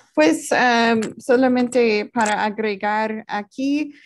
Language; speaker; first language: Spanish; non-native, fluent; English